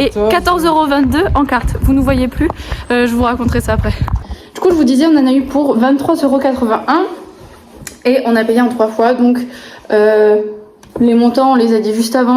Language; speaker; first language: French; native; French